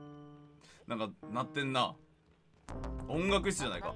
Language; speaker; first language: Japanese; native; Japanese